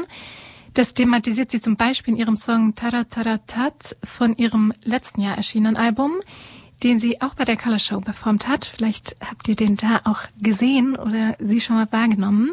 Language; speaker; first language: German; native; German